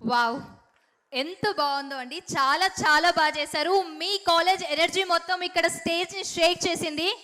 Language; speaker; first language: Telugu; native; Telugu